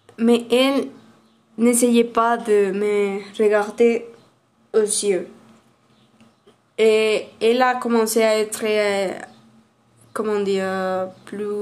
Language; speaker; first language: French; non-native, learner; Spanish